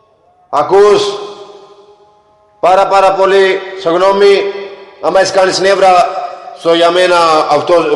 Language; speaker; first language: Greek; non-native, learner; Punjabi